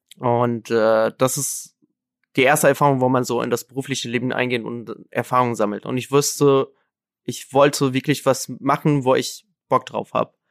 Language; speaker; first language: German; non-native, fluent; Arabic